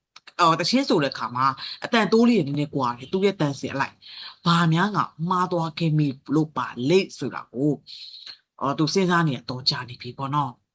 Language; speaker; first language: Burmese; native; Burmese